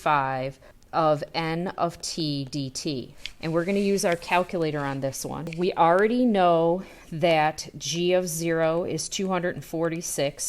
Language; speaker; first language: English; native; English